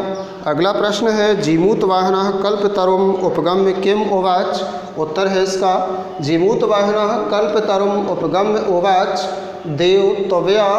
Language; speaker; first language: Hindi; native; Hindi